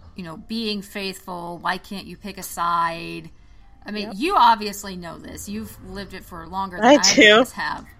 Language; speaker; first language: English; native; English